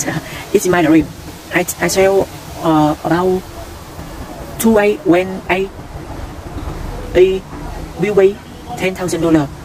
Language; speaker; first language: English; non-native, learner; Vietnamese